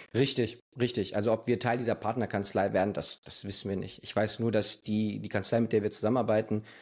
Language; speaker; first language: German; early bilingual, other home language; Spanish